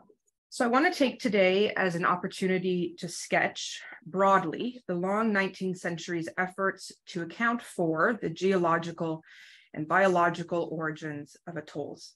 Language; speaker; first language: English; native; English